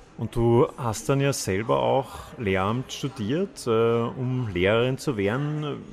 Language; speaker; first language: German; native; German